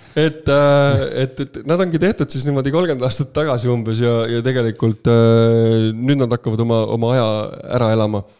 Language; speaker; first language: Estonian; native; Estonian